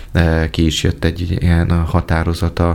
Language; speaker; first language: Hungarian; native; Hungarian